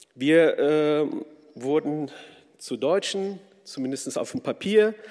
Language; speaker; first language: German; early bilingual, other home language; Kurdish